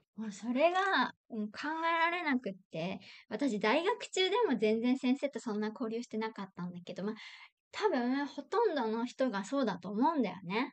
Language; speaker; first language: Japanese; native; Japanese